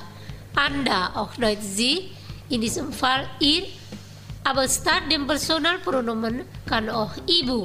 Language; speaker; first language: German; non-native, fluent; Indonesian